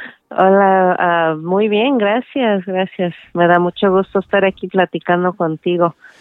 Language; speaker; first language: Spanish; native; Spanish